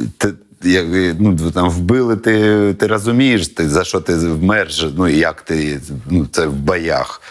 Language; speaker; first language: Ukrainian; non-native, local second language; Russian